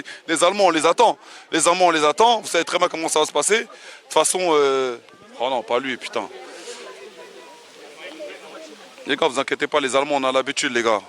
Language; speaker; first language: French; native; French